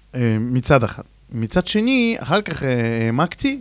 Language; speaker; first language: Hebrew; non-native, fluent; Russian